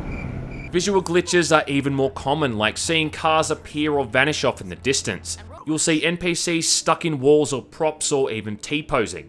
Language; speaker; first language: English; native; English